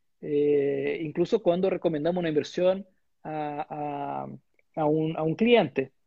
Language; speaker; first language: Spanish; non-native, fluent; Portuguese